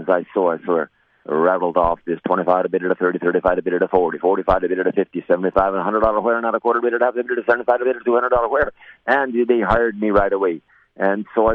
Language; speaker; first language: English; native; English